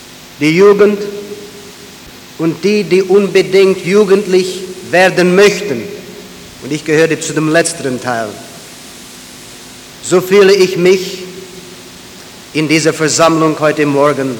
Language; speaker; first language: German; early bilingual, heritage; German